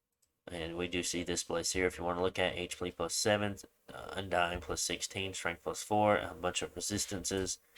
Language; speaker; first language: English; native; English